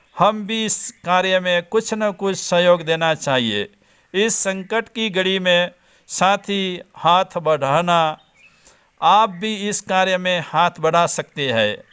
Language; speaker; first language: Hindi; non-native, local second language; Gujarati